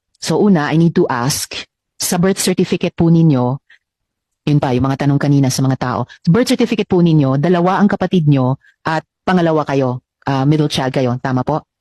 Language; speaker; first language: Filipino; native; Filipino